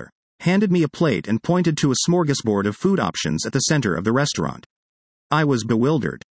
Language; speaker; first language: English; early bilingual, other home language; Persian